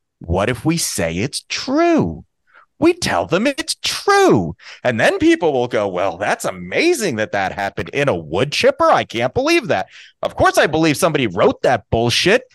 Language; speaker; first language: English; native; English